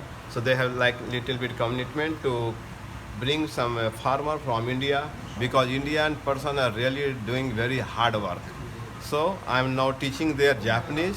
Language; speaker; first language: English; non-native, local second language; Hindi